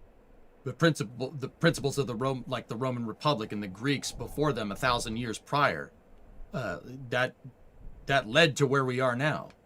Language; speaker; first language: English; native; English